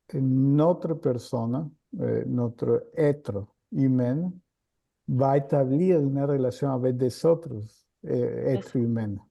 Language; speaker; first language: French; non-native, fluent; Spanish